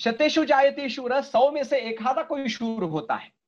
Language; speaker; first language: Hindi; non-native, local second language; Marathi